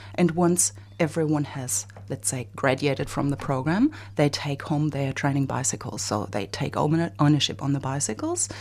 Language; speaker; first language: English; non-native, fluent; German